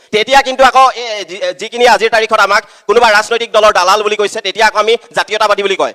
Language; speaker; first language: Assamese; native; Assamese